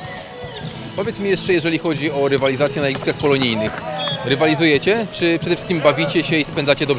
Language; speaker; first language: Polish; native; Polish